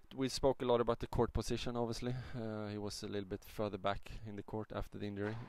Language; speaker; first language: English; non-native, fluent; Swedish